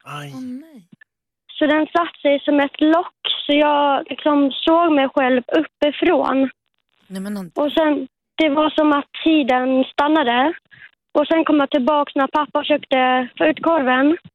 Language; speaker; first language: Swedish; native; Swedish